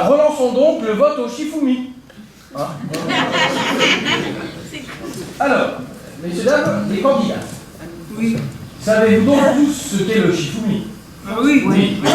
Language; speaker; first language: French; native; French